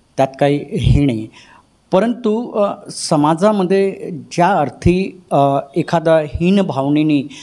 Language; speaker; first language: Marathi; native; Marathi